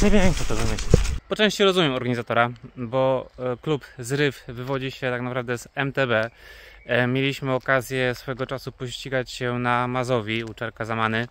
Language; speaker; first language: Polish; native; Polish